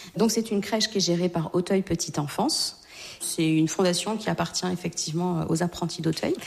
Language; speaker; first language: French; native; French